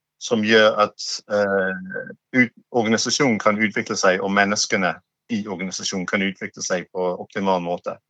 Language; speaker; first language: Norwegian; non-native, fluent; English